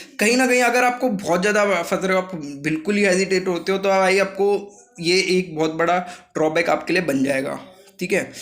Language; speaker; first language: Hindi; native; Hindi